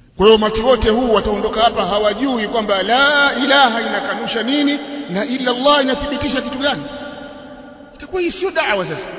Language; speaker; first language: Swahili; native; Swahili